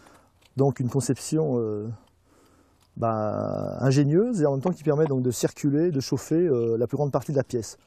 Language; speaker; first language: French; native; French